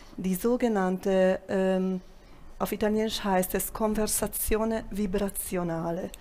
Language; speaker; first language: German; non-native, fluent; Italian